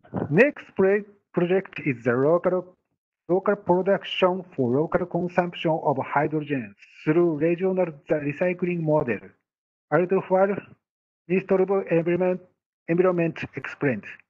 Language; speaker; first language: English; non-native, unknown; Japanese